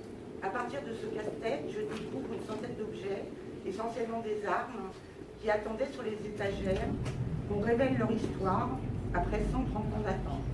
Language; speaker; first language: French; native; French